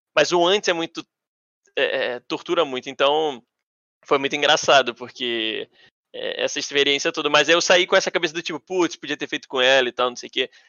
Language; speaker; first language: Portuguese; native; Portuguese